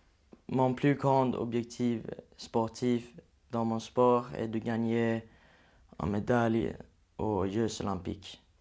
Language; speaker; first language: French; non-native, learner; Swedish